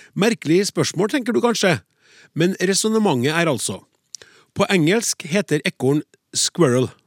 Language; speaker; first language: Norwegian; native; Norwegian